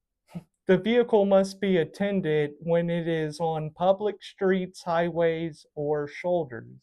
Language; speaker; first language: English; native; English